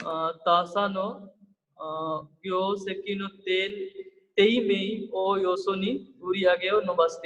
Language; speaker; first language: Japanese; non-native, fluent; Hindi